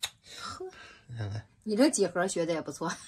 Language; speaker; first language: Chinese; native; Chinese